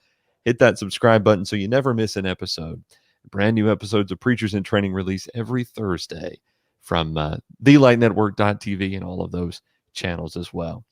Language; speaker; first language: English; native; English